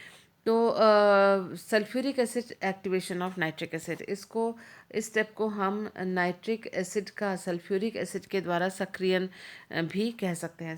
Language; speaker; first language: Hindi; native; Hindi